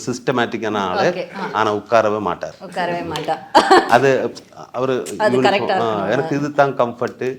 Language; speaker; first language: Tamil; non-native, learner; Malayalam